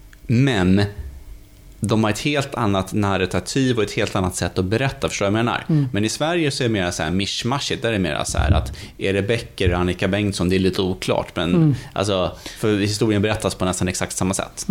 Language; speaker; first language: Swedish; native; Swedish